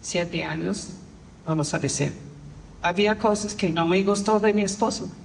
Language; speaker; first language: Spanish; non-native, fluent; English